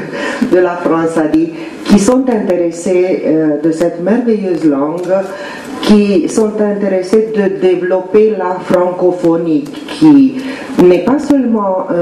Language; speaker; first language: French; non-native, fluent; Romanian